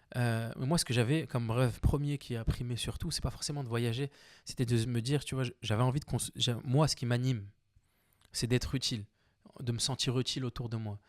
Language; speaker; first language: French; early bilingual, other home language; Arabic